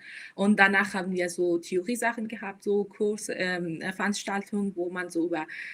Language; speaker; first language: German; non-native, fluent; Persian